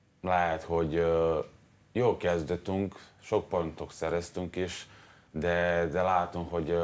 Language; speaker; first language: Hungarian; non-native, learner; Serbian